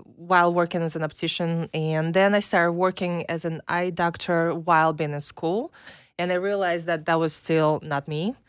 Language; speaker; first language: English; non-native, fluent; Russian